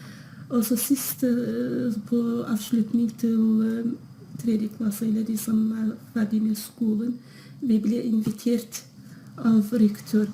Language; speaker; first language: Norwegian; non-native, learner; Kurdish